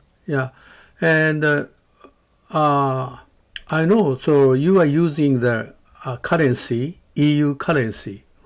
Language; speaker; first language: English; non-native, learner; Japanese